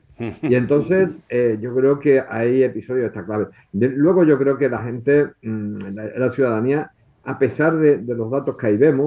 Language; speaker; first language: Spanish; native; Spanish